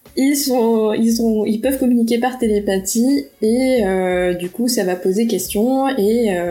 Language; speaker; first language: French; early bilingual, heritage; Portuguese